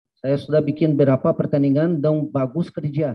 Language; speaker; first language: Indonesian; non-native, fluent; Portuguese